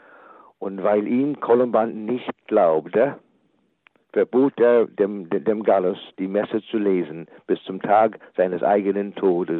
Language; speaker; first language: German; non-native, fluent; English